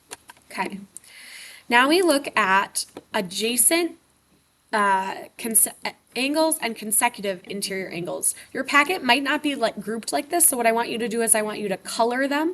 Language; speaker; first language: English; native; English